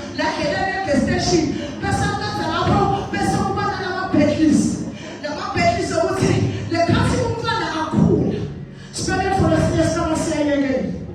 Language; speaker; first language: Zulu; non-native, local second language; Swati